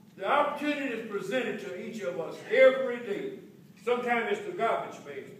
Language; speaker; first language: English; native; English